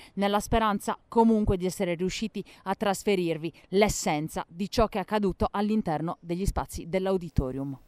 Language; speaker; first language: Italian; native; Italian